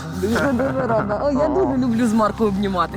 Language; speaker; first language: Ukrainian; native; Ukrainian